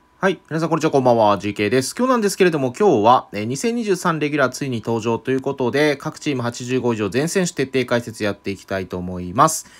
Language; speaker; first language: Japanese; native; Japanese